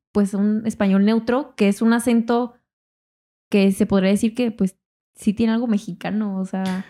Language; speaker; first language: Spanish; native; Spanish